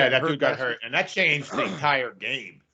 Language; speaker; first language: English; native; English